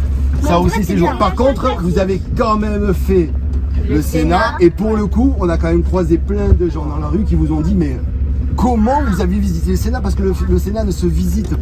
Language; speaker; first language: French; native; French